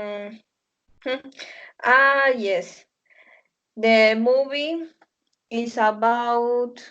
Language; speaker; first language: English; non-native, learner; Spanish